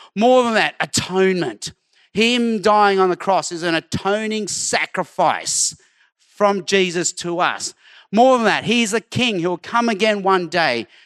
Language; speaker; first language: English; native; English